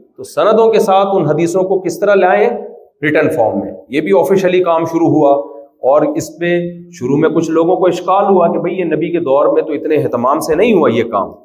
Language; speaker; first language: Urdu; native; Urdu